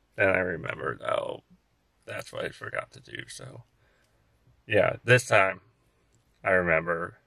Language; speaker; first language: English; native; English